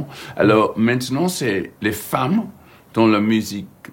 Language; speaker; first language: French; non-native, learner; English